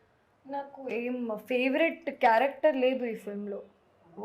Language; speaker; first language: Telugu; non-native, local second language; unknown